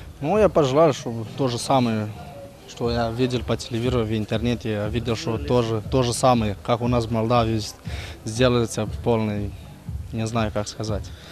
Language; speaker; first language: Russian; non-native, learner; Romanian